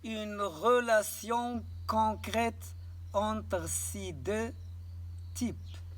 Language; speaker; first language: French; non-native, local second language; Arabic